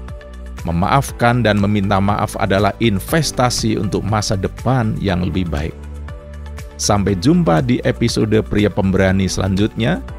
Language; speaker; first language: Indonesian; native; Indonesian